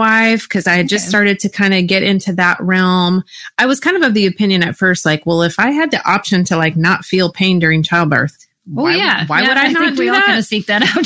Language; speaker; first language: English; native; English